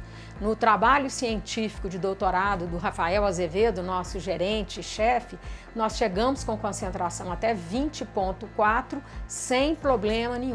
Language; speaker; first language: Portuguese; native; Portuguese